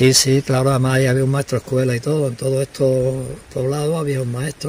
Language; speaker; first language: Spanish; native; Spanish